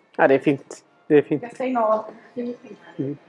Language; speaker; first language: Swedish; non-native, fluent; Spanish